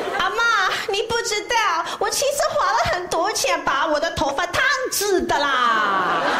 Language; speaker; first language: Chinese; non-native, fluent; English